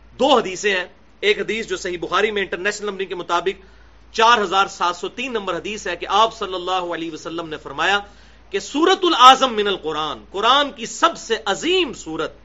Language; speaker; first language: Urdu; native; Urdu